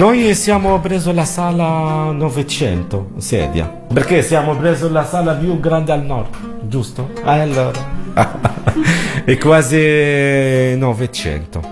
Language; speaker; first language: Italian; non-native, learner; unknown